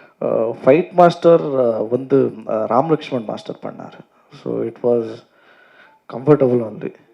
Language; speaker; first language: Tamil; non-native, learner; Kannada